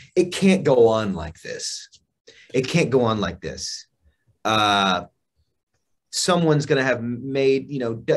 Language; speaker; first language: English; native; English